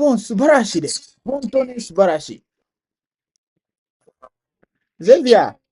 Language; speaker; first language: Japanese; non-native, learner; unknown